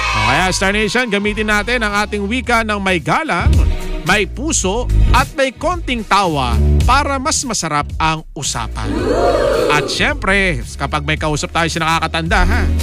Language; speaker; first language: Filipino; native; Filipino